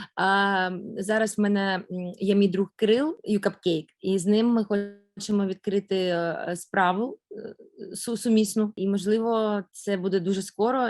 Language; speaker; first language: Ukrainian; non-native, local second language; Russian